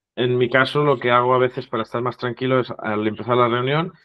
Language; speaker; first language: Spanish; non-native, local second language; Catalan